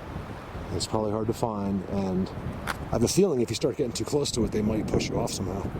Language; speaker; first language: English; native; English